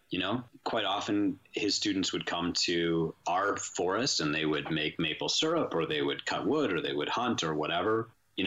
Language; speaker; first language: English; native; English